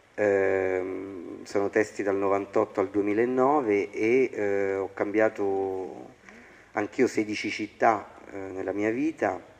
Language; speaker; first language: Italian; native; Italian